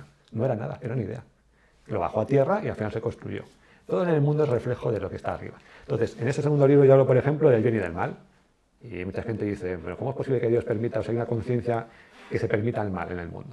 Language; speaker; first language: Spanish; native; Spanish